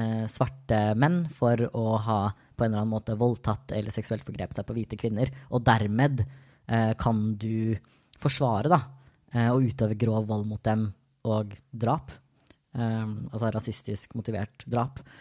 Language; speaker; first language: Norwegian; native; Norwegian